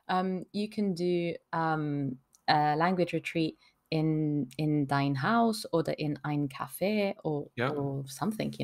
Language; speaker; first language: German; non-native, learner; French